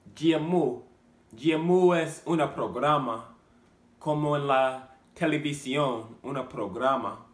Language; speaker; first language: Spanish; non-native, learner; English